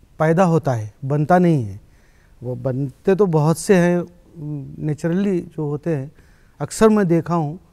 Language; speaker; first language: Hindi; native; Hindi